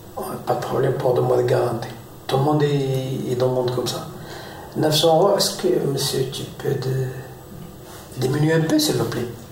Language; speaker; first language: French; non-native, learner; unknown